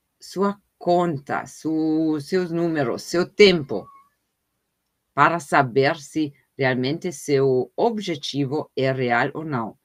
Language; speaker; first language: Portuguese; non-native, fluent; German